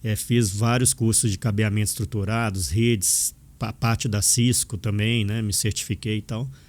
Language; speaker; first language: Portuguese; native; Portuguese